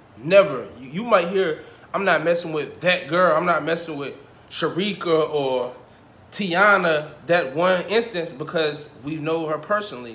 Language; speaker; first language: English; native; English